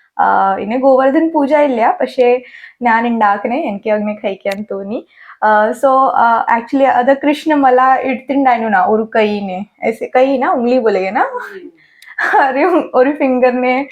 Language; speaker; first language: Malayalam; non-native, fluent; Hindi